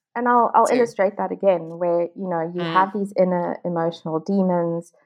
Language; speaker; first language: English; native; English